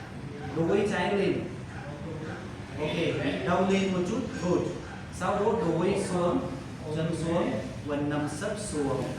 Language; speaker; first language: Vietnamese; non-native, learner; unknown